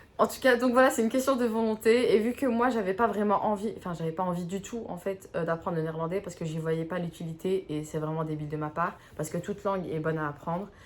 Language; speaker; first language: French; native; French